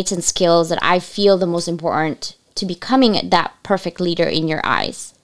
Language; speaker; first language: English; early bilingual, other home language; Cebuano